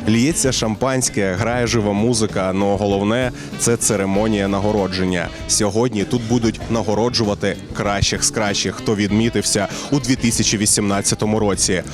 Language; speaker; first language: Ukrainian; native; Ukrainian